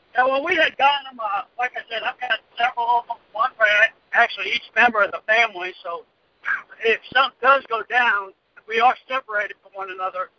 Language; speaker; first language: English; native; English